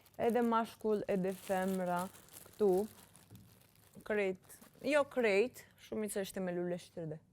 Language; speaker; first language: Albanian; early bilingual, heritage; Albanian